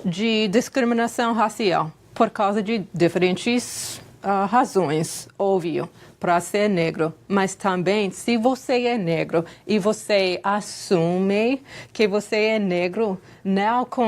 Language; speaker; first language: Portuguese; non-native, fluent; English